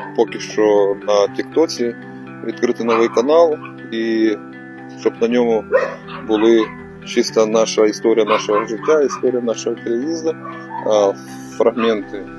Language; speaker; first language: Ukrainian; non-native, local second language; Russian